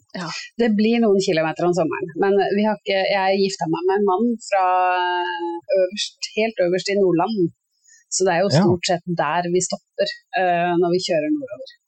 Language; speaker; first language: Norwegian; native; Norwegian